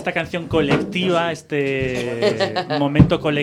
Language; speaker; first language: Spanish; native; Spanish